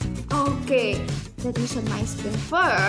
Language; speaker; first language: English; non-native, local second language; Indonesian